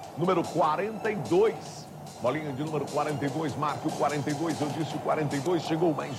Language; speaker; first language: Portuguese; native; Portuguese